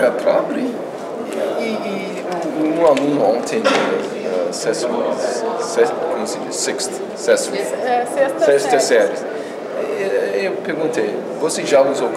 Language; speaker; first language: Portuguese; non-native, fluent; English